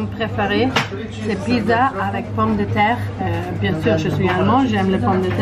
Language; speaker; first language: French; non-native, fluent; German